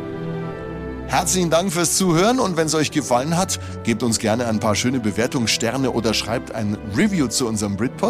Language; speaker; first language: German; native; German